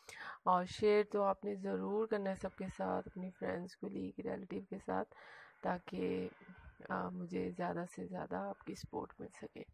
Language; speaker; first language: Hindi; native; Hindi